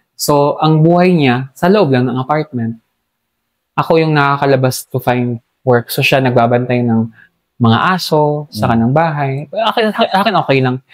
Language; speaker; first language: Filipino; non-native, local second language; Hiligaynon